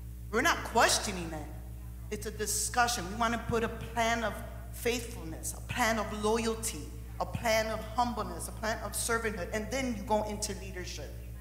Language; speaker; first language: English; early bilingual, other home language; Spanish